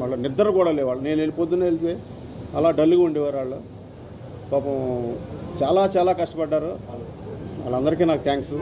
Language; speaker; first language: Telugu; native; Telugu